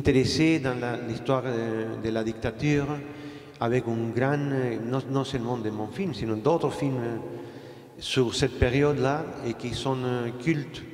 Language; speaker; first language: French; non-native, fluent; Spanish